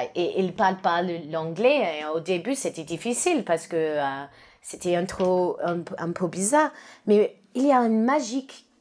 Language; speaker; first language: French; non-native, learner; English